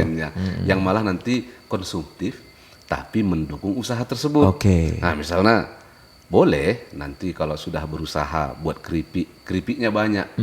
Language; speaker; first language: Indonesian; native; Indonesian